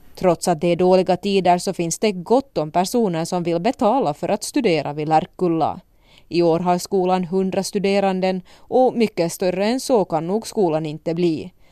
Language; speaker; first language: Swedish; native; Swedish